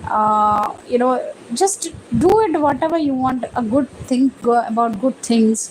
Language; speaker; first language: English; non-native, local second language; Telugu